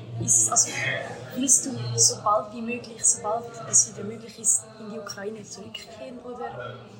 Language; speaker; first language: German; native; German